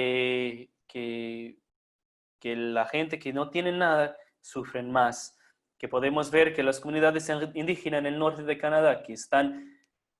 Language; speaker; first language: Spanish; non-native, fluent; English